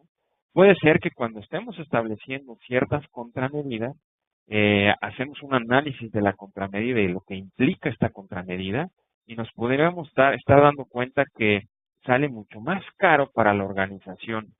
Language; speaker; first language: Spanish; native; Spanish